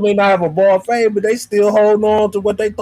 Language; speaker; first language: English; native; English